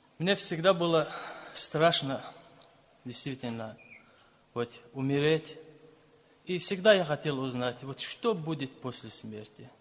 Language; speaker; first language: Russian; non-native, local second language; Lezghian